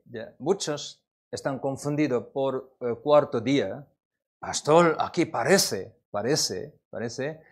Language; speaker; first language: Spanish; non-native, learner; Korean